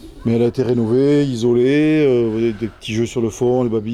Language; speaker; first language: French; native; French